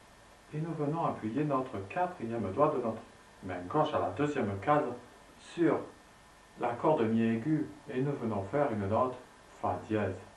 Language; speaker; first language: French; native; French